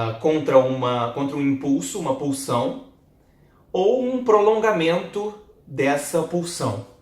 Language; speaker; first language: Portuguese; native; Portuguese